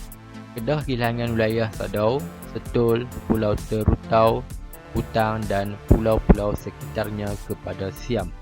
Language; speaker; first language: Malay; native; Malay